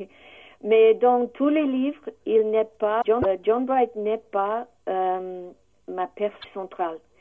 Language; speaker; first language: French; non-native, learner; English